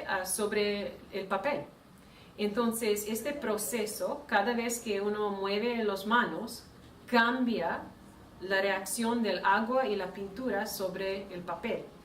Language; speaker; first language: Spanish; non-native, fluent; English